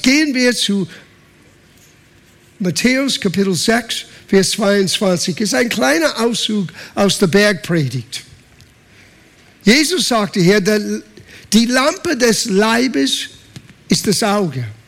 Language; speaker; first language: German; non-native, fluent; English